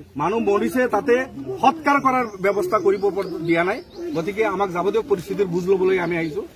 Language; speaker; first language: Assamese; non-native, local second language; Bangla